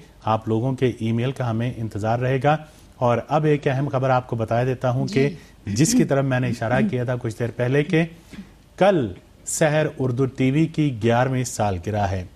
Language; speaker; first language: Urdu; native; Urdu